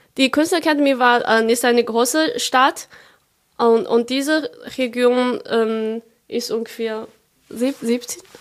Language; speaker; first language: German; non-native, fluent; Chinese